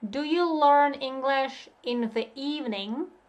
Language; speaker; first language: English; non-native, fluent; Russian